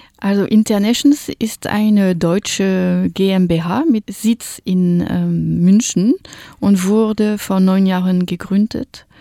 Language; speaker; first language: German; non-native, fluent; French